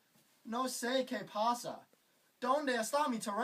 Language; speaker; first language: Spanish; non-native, learner; English